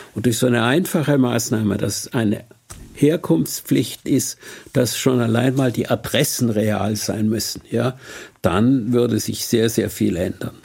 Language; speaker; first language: German; native; German